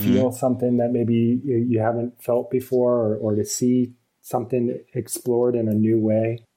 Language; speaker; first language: English; native; English